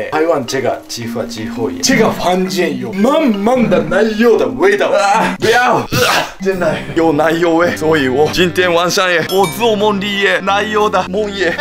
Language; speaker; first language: Chinese; non-native, learner; Japanese